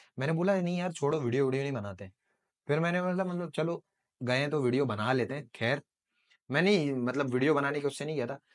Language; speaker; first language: Urdu; native; Urdu